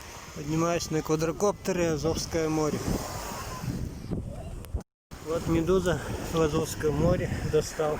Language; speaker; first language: Russian; native; Russian